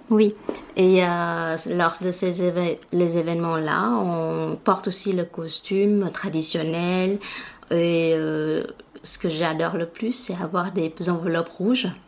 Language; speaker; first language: French; non-native, fluent; Vietnamese